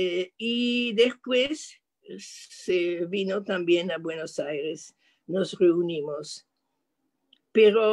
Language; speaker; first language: Spanish; non-native, fluent; French